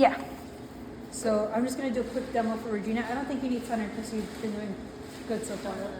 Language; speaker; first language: English; native; English